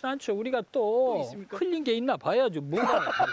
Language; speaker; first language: Korean; native; Korean